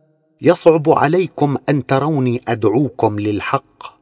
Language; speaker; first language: Arabic; native; Arabic